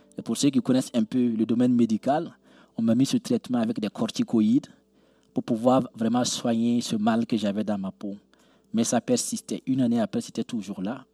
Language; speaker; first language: French; non-native, local second language; Mossi